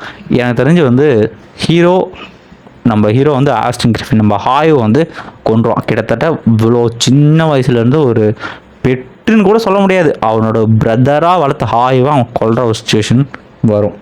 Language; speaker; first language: Tamil; native; Tamil